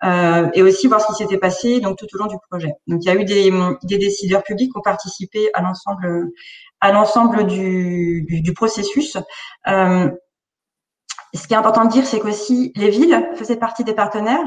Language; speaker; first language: French; native; French